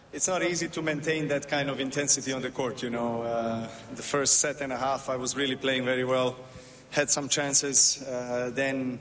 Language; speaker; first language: English; non-native, fluent; Serbian